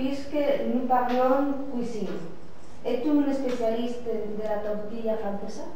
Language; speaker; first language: French; non-native, learner; Spanish